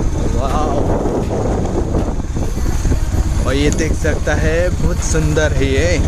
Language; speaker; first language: Hindi; non-native, local second language; Karbi